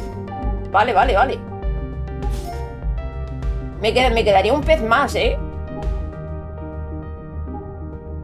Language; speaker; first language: Spanish; native; Spanish